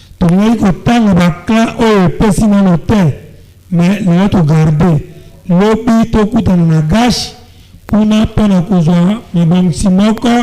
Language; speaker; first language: Lingala; native; Lingala